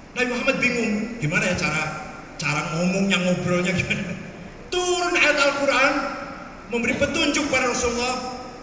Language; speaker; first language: Malay; non-native, local second language; Javanese